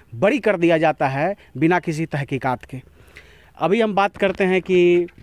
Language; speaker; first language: Hindi; native; Hindi